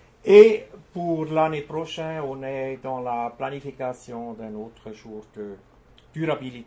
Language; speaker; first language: French; non-native, fluent; German